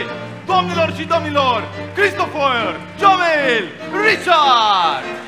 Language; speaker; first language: Romanian; native; Romanian